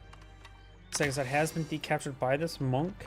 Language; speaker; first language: English; native; English